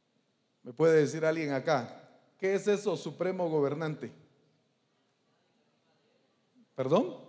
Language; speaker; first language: Spanish; native; Spanish